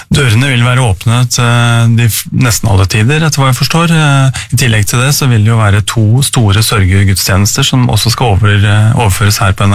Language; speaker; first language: Norwegian; native; Norwegian